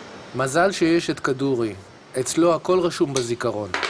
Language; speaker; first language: Hebrew; native; Hebrew